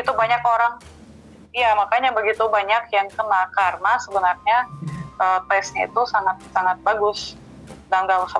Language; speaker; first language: Indonesian; non-native, fluent; Russian